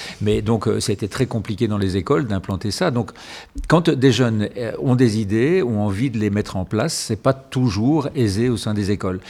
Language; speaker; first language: French; native; French